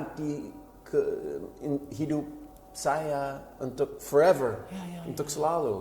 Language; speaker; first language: Indonesian; non-native, fluent; English